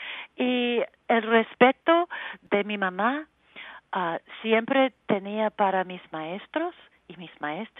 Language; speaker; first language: Spanish; non-native, learner; English